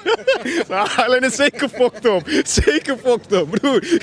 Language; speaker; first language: Dutch; native; Dutch